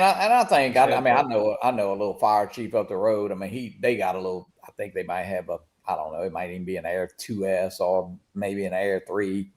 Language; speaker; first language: English; native; English